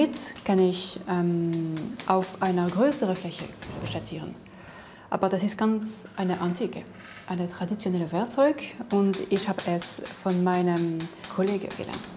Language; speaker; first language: German; non-native, fluent; French